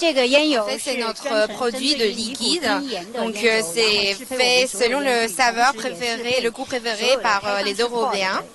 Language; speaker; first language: French; non-native, fluent; Chinese